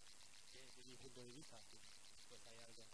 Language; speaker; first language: Spanish; non-native, fluent; French